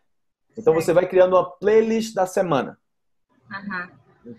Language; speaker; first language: Portuguese; native; Portuguese